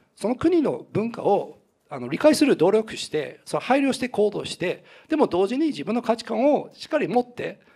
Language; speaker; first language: Japanese; non-native, fluent; English